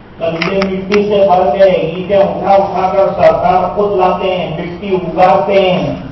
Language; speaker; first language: Urdu; non-native, local second language; Gujarati